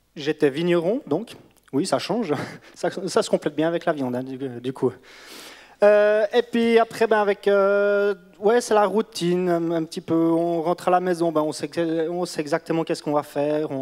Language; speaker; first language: French; native; French